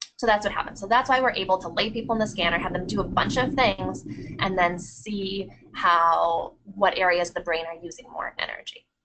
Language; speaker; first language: English; native; English